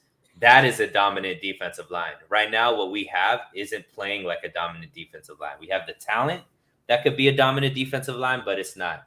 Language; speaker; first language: English; native; English